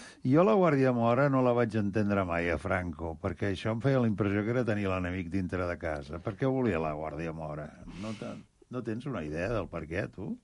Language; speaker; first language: Catalan; native; Catalan